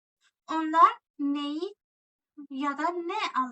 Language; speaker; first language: Turkish; non-native, fluent; Persian